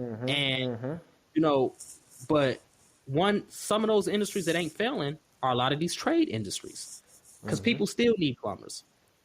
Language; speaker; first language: English; native; English